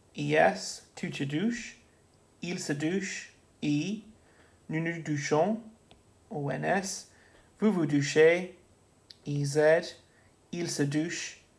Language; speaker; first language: French; non-native, fluent; English